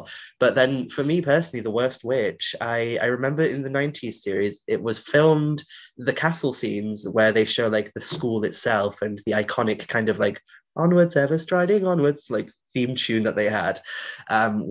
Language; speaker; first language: English; non-native, local second language; Welsh